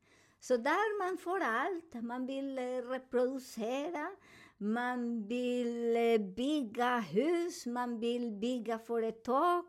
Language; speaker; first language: Swedish; non-native, learner; Spanish